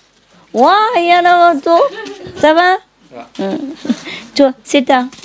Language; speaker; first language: French; non-native, learner; Vietnamese